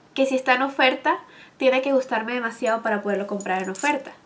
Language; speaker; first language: Spanish; native; Spanish